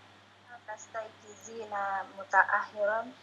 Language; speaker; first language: Arabic; non-native, learner; Indonesian